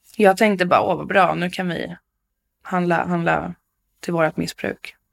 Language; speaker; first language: Swedish; native; Swedish